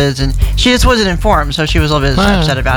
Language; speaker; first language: English; native; English